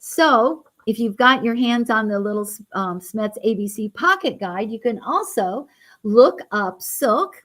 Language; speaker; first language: English; native; English